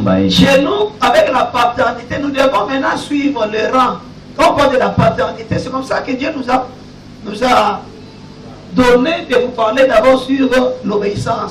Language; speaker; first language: French; non-native, local second language; Lingala